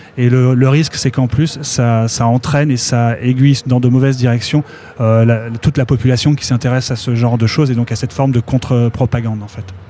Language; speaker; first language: French; native; French